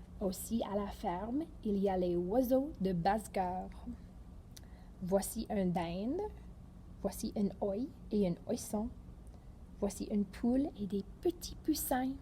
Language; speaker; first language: French; non-native, fluent; English